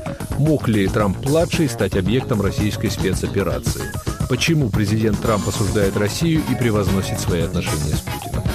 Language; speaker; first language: Russian; native; Russian